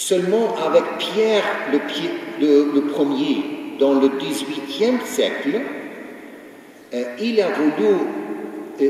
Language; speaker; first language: French; non-native, fluent; Ukrainian